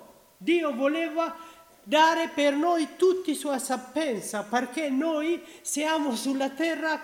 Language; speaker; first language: Italian; non-native, learner; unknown